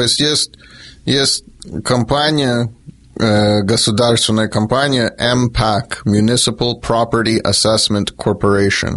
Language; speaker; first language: Russian; early bilingual, heritage; Russian